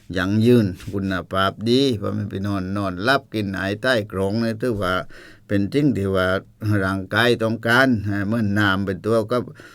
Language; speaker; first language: Thai; native; Thai